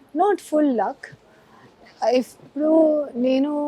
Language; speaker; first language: Telugu; non-native, learner; Hindi